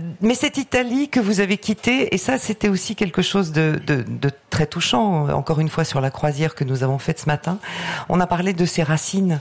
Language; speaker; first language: French; native; French